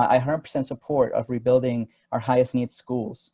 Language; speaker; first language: English; non-native, fluent; Spanish